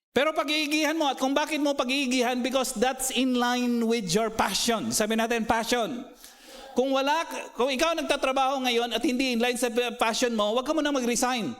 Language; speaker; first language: Filipino; non-native, local second language; Cebuano